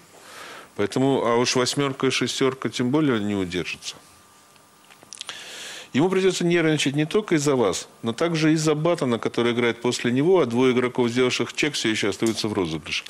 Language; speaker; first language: Russian; native; Russian